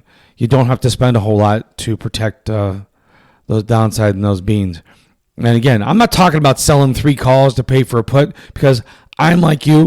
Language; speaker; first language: English; native; English